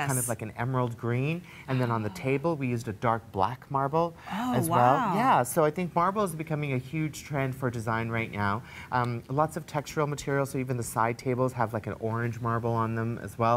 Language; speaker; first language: English; native; English